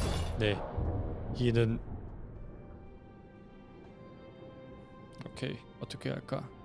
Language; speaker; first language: Korean; non-native, fluent; German